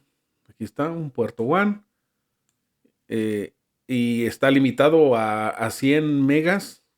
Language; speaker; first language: Spanish; native; Spanish